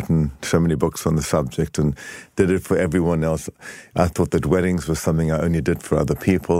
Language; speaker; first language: English; native; English